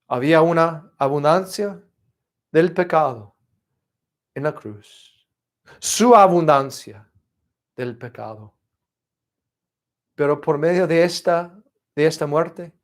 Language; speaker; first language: Spanish; non-native, fluent; English